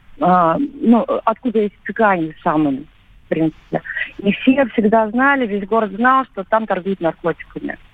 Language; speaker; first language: Russian; native; Russian